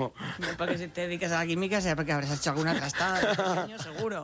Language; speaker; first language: Spanish; native; Spanish